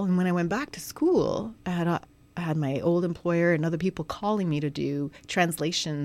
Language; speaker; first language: English; non-native, fluent; French